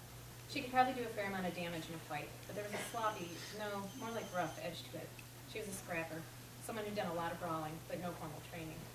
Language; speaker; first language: English; native; English